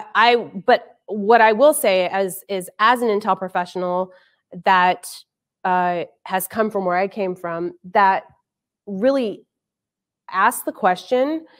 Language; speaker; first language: English; native; English